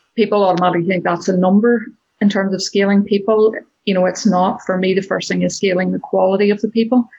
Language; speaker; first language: English; native; English